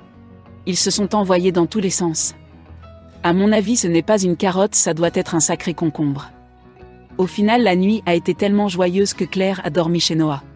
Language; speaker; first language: French; non-native, local second language; Haitian Creole